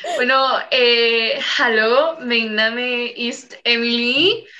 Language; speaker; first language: Spanish; native; Spanish